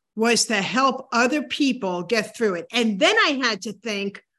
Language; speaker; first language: English; native; English